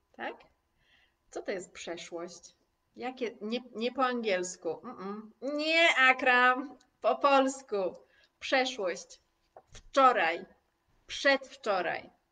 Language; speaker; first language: Polish; native; Polish